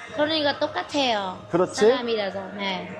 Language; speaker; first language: Korean; non-native, fluent; Vietnamese